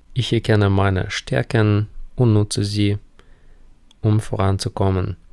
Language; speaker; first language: German; non-native, fluent; Ukrainian